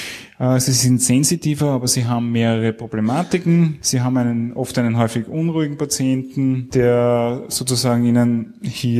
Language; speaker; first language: German; native; German